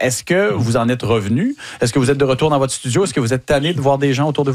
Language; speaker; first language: French; native; French